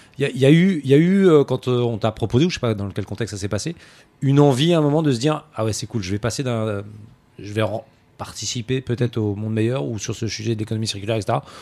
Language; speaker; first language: French; native; French